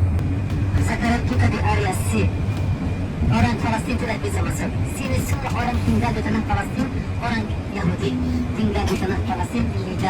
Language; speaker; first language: Indonesian; non-native, learner; Arabic